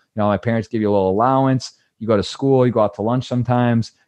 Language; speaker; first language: English; native; English